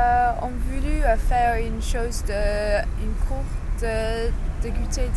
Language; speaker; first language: French; non-native, learner; English